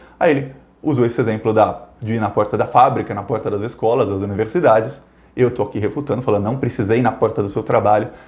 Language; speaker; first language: Portuguese; native; Portuguese